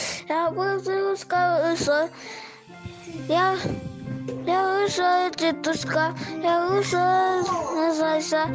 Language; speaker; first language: Russian; non-native, local second language; Yakut